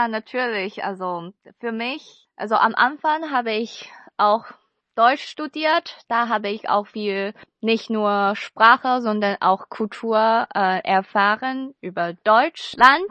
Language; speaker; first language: German; non-native, fluent; Chinese